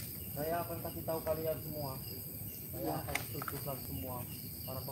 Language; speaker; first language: Indonesian; non-native, local second language; Javanese